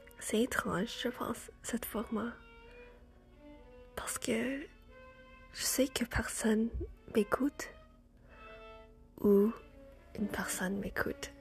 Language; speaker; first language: French; non-native, learner; English